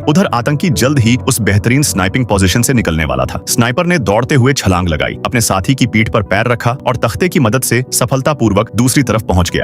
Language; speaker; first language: Hindi; native; Hindi